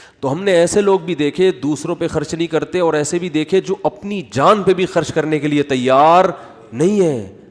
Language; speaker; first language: Urdu; native; Urdu